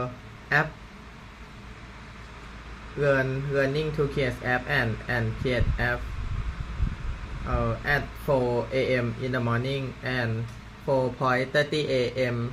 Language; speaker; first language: English; non-native, learner; Thai